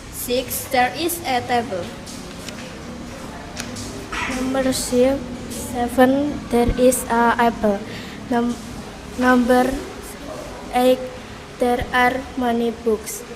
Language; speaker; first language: English; non-native, learner; Indonesian